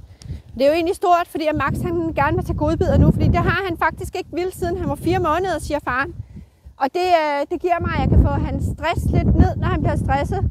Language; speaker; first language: Danish; native; Danish